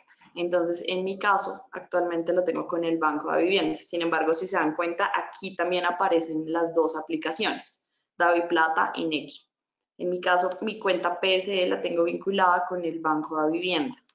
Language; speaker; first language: Spanish; native; Spanish